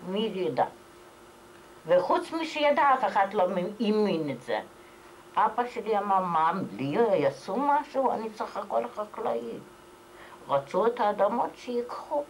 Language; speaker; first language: Hebrew; non-native, fluent; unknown